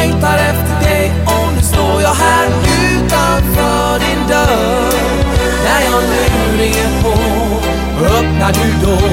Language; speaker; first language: Swedish; native; Swedish